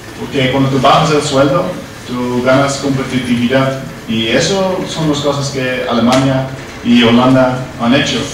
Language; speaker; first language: Spanish; non-native, learner; Dutch